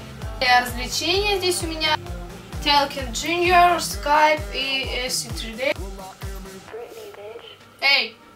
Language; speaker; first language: Russian; native; Russian